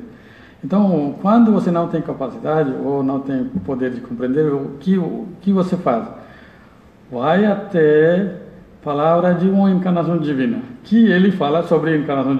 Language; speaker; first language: Portuguese; non-native, learner; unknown